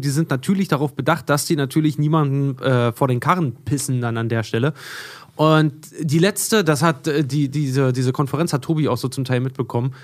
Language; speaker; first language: German; native; German